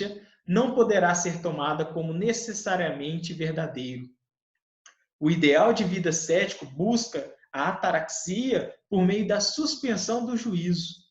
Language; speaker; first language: Portuguese; native; Portuguese